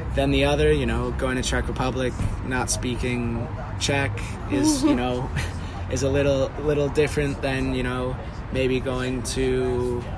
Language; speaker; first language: English; native; English